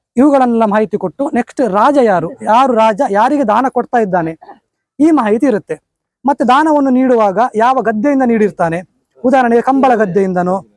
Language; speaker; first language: Kannada; non-native, local second language; Konkani